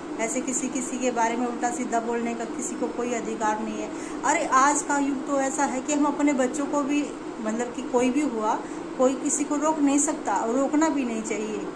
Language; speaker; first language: Hindi; native; Hindi